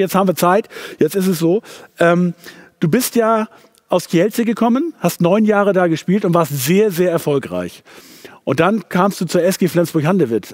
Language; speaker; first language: German; native; German